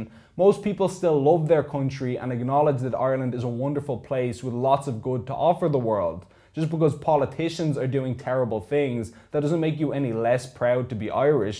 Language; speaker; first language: English; native; English